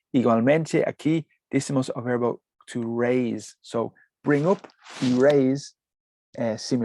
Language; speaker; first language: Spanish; non-native, learner; English